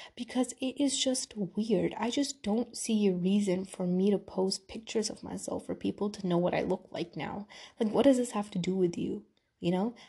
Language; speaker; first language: English; early bilingual, other home language; Urdu